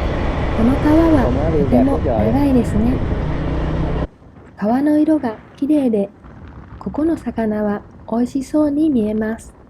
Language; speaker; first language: Japanese; non-native, fluent; Vietnamese